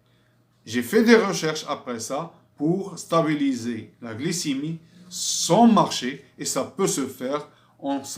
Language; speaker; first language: French; non-native, fluent; Arabic